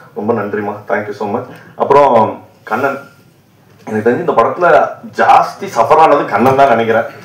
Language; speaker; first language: Tamil; native; Tamil